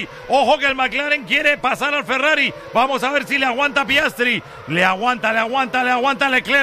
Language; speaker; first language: Spanish; native; Spanish